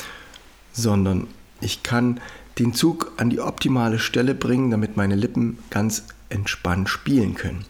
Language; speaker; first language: German; native; German